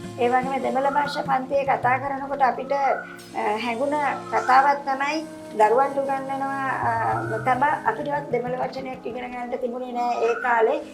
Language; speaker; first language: Sinhala; native; Sinhala